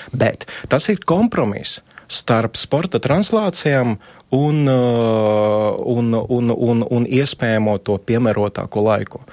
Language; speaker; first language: Latvian; non-native, local second language; Russian